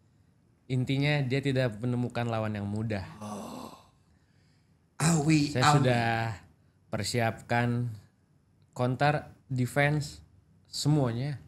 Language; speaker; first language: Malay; non-native, local second language; Indonesian